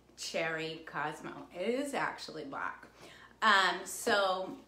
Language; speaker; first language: English; native; English